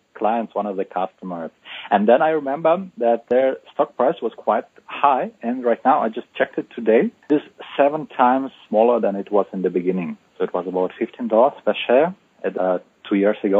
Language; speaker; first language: English; non-native, fluent; Uzbek